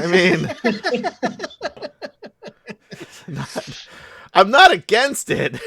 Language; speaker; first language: English; native; English